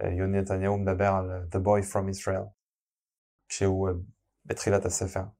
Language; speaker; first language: Hebrew; non-native, fluent; French